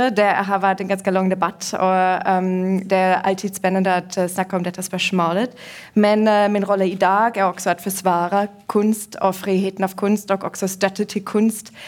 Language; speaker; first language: Norwegian; non-native, fluent; German